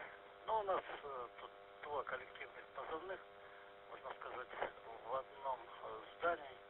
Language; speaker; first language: Russian; native; Russian